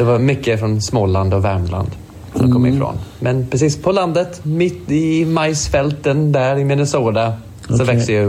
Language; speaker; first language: Swedish; non-native, fluent; English